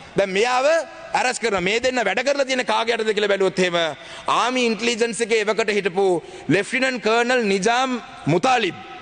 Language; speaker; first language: Sinhala; non-native, local second language; Tamil